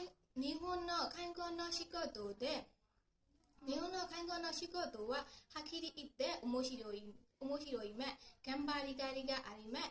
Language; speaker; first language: Japanese; non-native, learner; Burmese